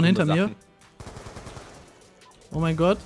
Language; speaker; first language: German; native; German